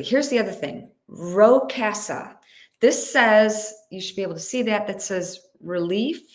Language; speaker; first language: English; native; English